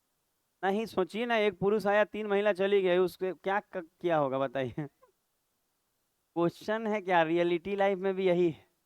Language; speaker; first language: Hindi; native; Hindi